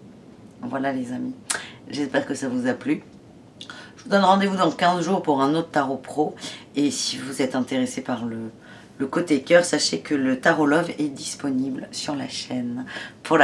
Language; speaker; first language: French; native; French